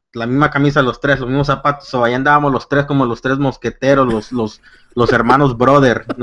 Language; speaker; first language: Spanish; early bilingual, other home language; English